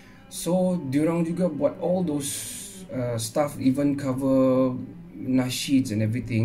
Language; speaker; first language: English; non-native, local second language; Malay